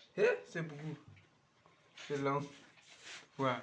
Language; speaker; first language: French; non-native, learner; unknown